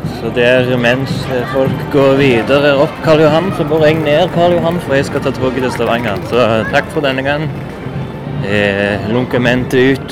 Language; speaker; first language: Norwegian; native; Norwegian